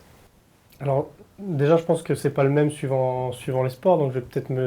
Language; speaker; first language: French; native; French